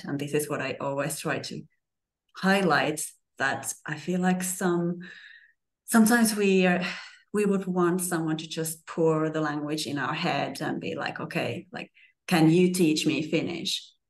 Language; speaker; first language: English; non-native, fluent; Finnish